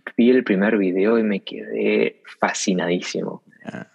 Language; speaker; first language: Spanish; native; Spanish